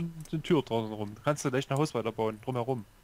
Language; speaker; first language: German; native; German